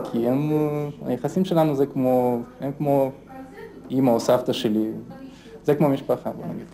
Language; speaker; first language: Hebrew; non-native, fluent; Russian